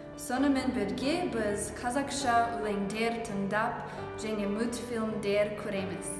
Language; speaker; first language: Kazakh; non-native, learner; English